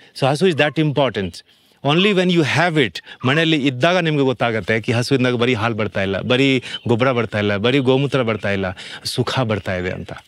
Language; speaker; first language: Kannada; non-native, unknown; Hindi